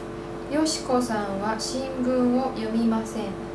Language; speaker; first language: Japanese; non-native, learner; English